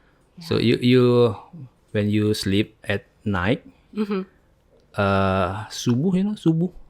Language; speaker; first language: English; non-native, learner; Indonesian